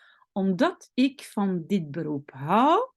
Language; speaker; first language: Dutch; non-native, local second language; French